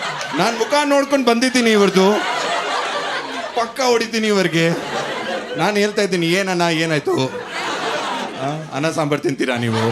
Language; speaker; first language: Kannada; non-native, learner; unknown